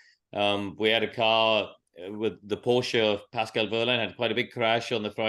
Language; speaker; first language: English; non-native, local second language; Tamil